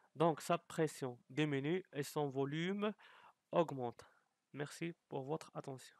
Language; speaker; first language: French; non-native, local second language; Arabic